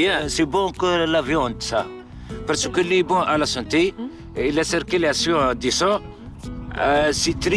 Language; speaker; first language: French; non-native, learner; Arabic